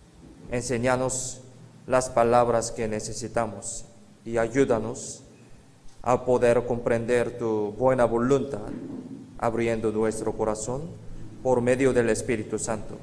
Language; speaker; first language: Spanish; non-native, learner; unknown